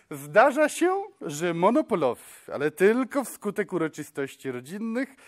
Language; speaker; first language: Polish; non-native, local second language; Kashubian